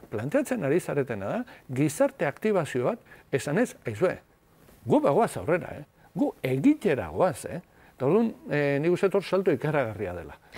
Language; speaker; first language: Basque; native; Basque